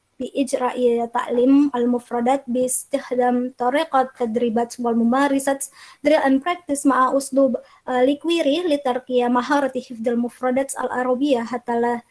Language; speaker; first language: Arabic; non-native, learner; Indonesian